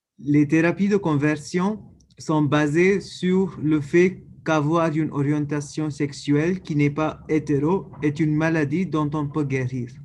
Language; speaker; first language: French; non-native, fluent; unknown